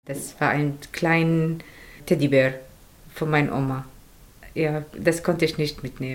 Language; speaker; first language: German; non-native, learner; Arabic